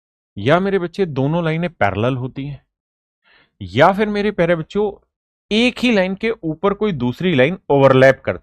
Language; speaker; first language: Hindi; native; Hindi